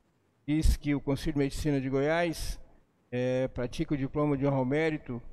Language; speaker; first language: Portuguese; native; Portuguese